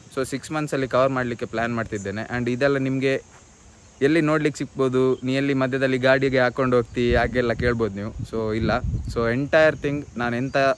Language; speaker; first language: Kannada; native; Kannada